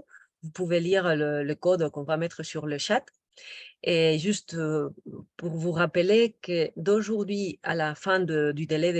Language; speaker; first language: French; non-native, local second language; Spanish